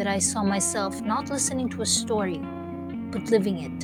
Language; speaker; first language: English; non-native, local second language; Filipino